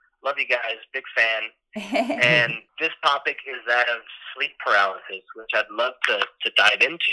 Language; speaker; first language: English; native; English